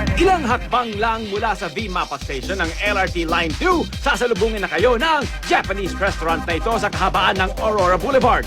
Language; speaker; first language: Filipino; native; Filipino